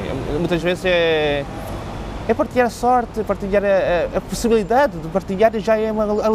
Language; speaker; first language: Portuguese; non-native, local second language; Cantonese